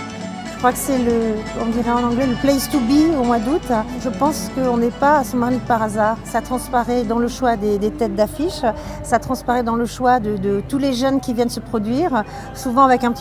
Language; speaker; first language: French; non-native, local second language; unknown